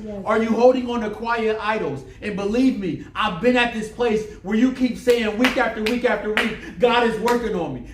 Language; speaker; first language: English; native; English